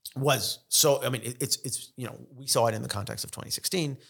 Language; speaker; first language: English; non-native, fluent; Russian